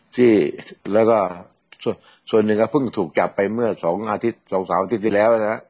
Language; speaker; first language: Thai; native; Thai